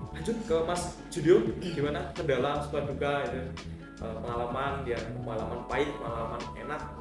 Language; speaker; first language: Indonesian; native; Indonesian